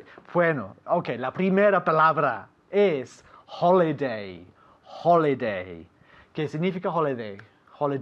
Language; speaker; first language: Spanish; non-native, fluent; English